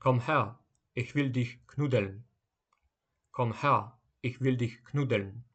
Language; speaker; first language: German; non-native, fluent; Ukrainian